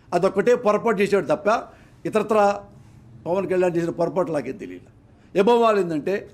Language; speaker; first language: Telugu; native; Telugu